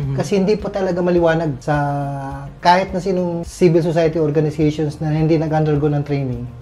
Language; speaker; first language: Filipino; non-native, local second language; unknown